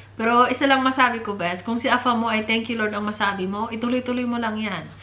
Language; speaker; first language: Filipino; non-native, local second language; Cebuano